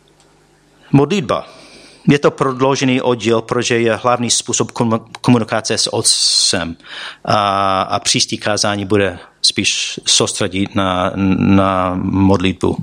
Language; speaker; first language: Czech; non-native, fluent; English